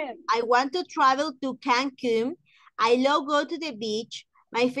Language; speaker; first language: English; non-native, fluent; Spanish